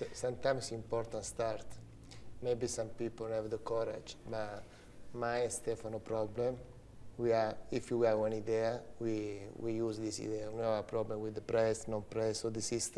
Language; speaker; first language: English; non-native, learner; Italian